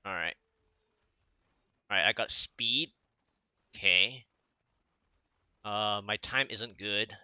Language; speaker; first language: English; native; English